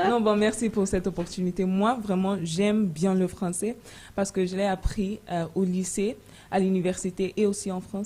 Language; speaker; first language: French; non-native, fluent; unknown